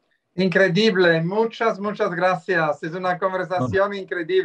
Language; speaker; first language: Spanish; non-native, fluent; Swiss German